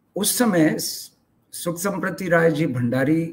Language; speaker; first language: Hindi; native; Hindi